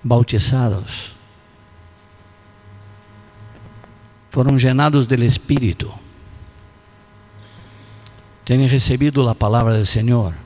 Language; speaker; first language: Spanish; non-native, learner; Portuguese